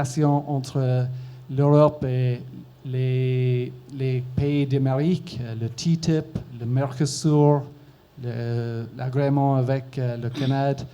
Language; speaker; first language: French; non-native, learner; English